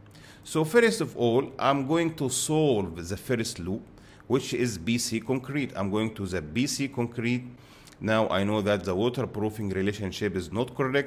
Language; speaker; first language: English; non-native, fluent; Arabic